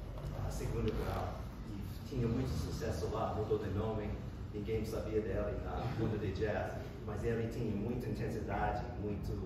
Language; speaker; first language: Portuguese; non-native, fluent; English